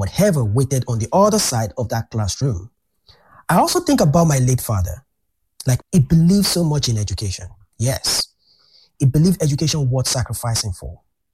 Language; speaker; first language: English; non-native, local second language; Yoruba